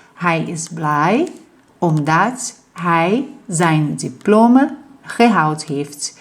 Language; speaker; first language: Dutch; non-native, fluent; Portuguese